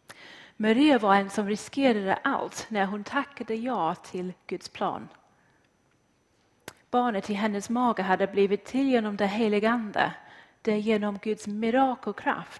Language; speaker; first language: Swedish; non-native, fluent; English